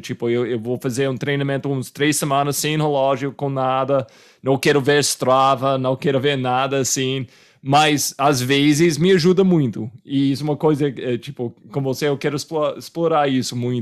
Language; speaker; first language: Portuguese; non-native, fluent; English